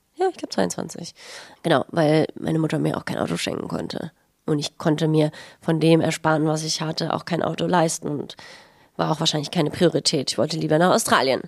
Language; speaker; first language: German; native; German